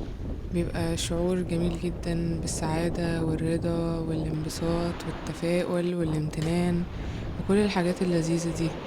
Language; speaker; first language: Arabic; native; Arabic